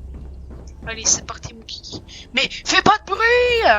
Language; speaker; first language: French; native; French